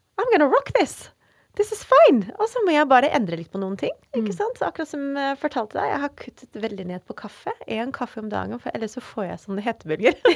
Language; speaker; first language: Norwegian; non-native, fluent; English